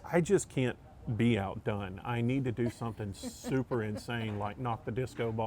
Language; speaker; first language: English; native; English